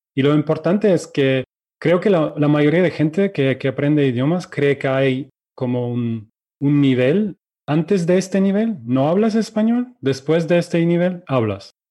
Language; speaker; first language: Spanish; non-native, fluent; Russian